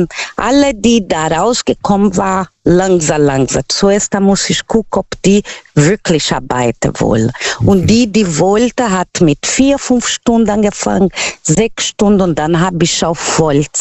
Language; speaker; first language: German; non-native, learner; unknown